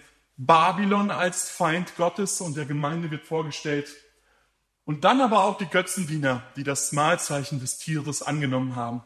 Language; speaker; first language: German; native; German